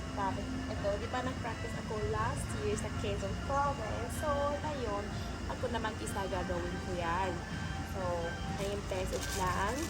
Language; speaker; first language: Filipino; non-native, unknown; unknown